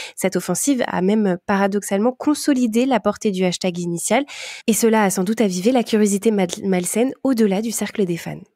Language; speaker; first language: French; native; French